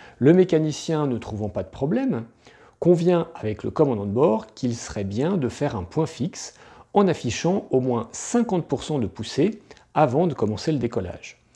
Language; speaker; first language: French; native; French